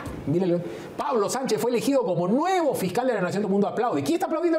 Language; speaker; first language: Spanish; native; Spanish